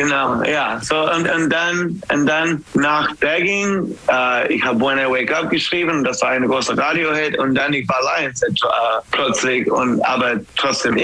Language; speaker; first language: German; non-native, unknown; English